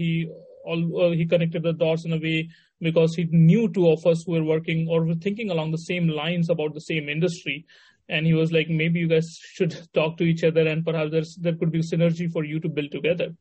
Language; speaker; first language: English; non-native, local second language; Hindi